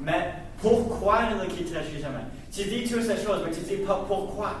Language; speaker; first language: French; non-native, learner; English